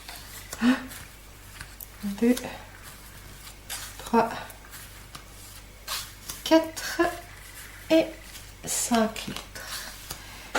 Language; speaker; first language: French; native; French